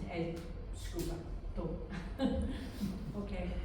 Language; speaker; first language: Portuguese; non-native, learner; English